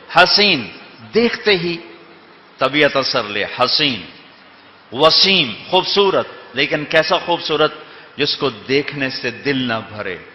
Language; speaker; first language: Urdu; non-native, local second language; Punjabi